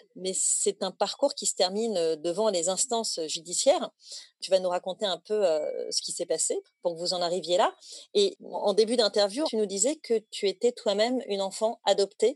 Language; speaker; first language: French; native; French